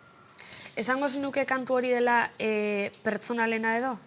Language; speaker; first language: Basque; native; Basque